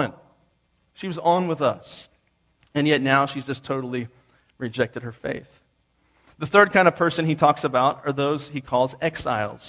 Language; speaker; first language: English; native; English